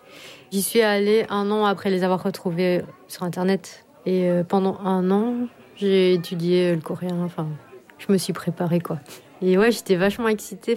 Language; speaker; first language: French; native; French